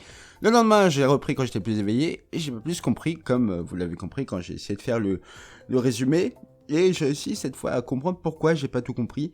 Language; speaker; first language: French; native; French